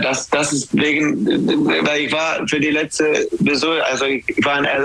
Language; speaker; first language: German; non-native, learner; English